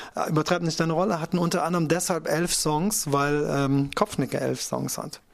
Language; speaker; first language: German; native; German